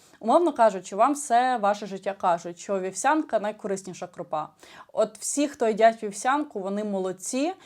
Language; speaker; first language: Ukrainian; non-native, local second language; Russian